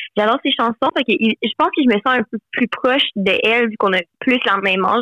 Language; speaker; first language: French; non-native, local second language; English